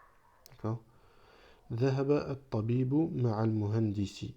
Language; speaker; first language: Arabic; non-native, fluent; French